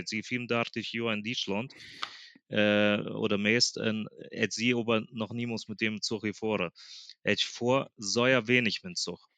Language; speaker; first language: German; early bilingual, other home language; Plautdietsch